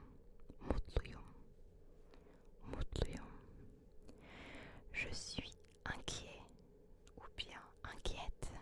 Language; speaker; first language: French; early bilingual, other home language; Turkish